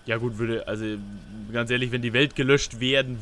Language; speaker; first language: German; native; German